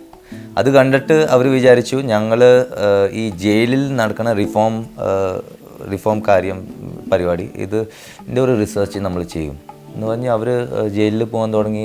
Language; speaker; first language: Malayalam; early bilingual, heritage; Malayalam